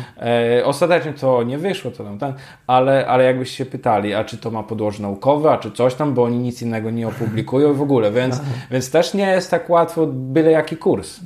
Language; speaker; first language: Polish; native; Polish